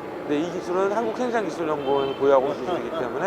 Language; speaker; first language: Korean; native; Korean